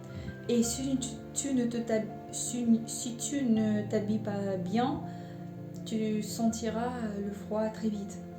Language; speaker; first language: French; non-native, learner; Russian